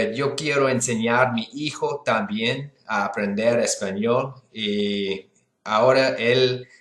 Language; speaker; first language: Spanish; non-native, learner; English